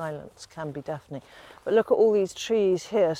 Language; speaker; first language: English; native; English